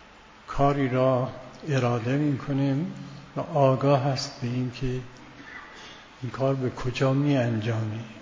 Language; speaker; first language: Persian; native; Persian